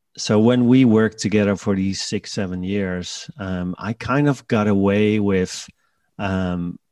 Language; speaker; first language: English; non-native, fluent; Dutch